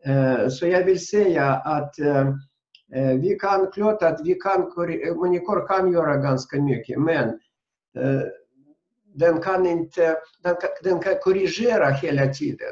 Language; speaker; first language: Swedish; non-native, fluent; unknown